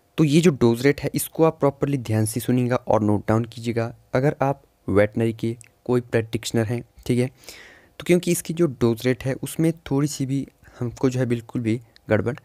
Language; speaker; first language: Hindi; native; Hindi